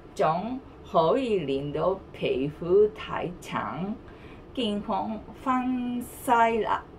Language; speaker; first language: Chinese; non-native, learner; Japanese